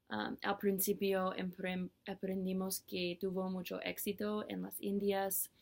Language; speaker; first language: Spanish; non-native, learner; English